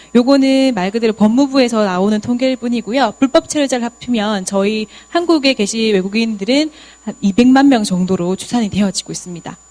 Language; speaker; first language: Korean; native; Korean